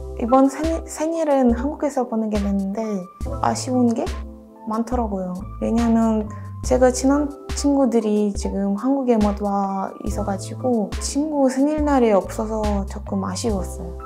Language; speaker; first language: Korean; non-native, fluent; Russian